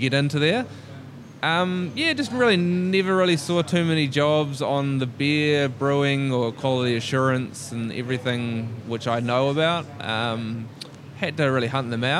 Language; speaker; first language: English; native; English